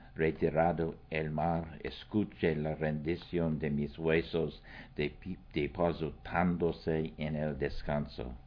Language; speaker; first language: Spanish; non-native, fluent; English